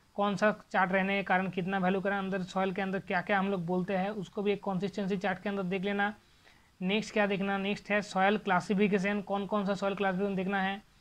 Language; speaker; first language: Hindi; non-native, local second language; Bangla